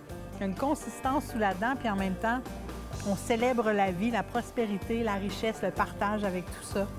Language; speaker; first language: French; native; French